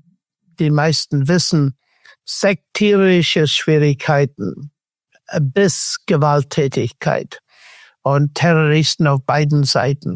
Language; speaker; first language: German; non-native, fluent; English